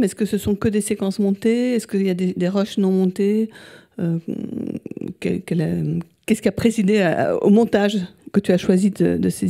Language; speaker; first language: French; native; French